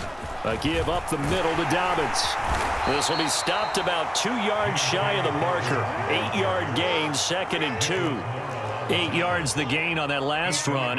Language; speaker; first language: English; native; English